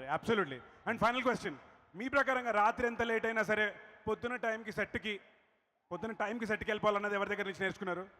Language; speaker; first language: Telugu; native; Telugu